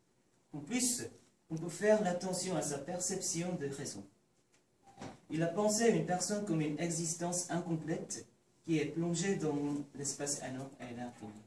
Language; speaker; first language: French; non-native, learner; Korean